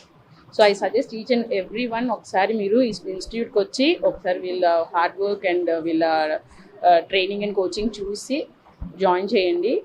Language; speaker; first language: Telugu; native; Telugu